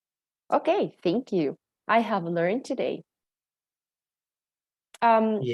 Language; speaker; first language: English; non-native, fluent; Spanish